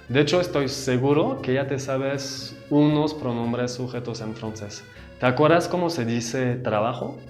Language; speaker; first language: Spanish; non-native, fluent; French